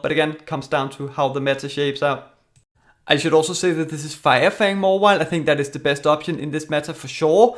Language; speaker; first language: English; native; English